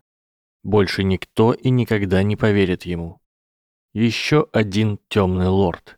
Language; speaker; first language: Russian; native; Russian